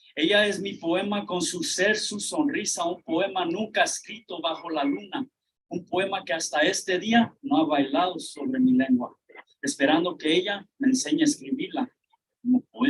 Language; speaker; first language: Spanish; early bilingual, other home language; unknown